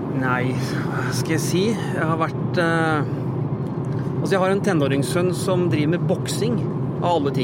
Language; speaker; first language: Norwegian; native; Norwegian